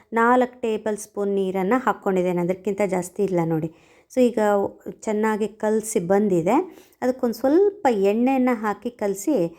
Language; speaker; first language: Kannada; non-native, local second language; Konkani